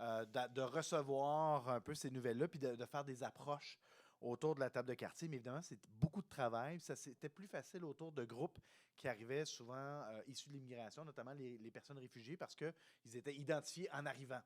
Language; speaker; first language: French; native; French